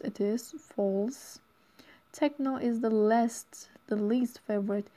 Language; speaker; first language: English; non-native, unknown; Turkish